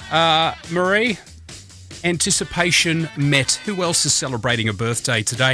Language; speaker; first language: English; native; English